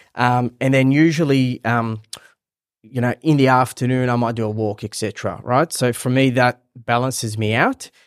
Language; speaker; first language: English; early bilingual, other home language; Hebrew